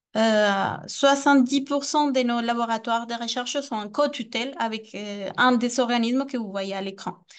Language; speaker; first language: French; non-native, fluent; Spanish